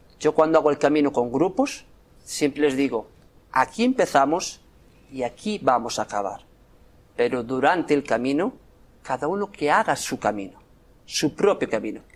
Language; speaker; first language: Spanish; native; Spanish